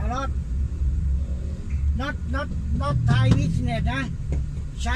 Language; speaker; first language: English; non-native, learner; Thai